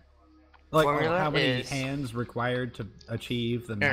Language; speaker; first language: English; native; English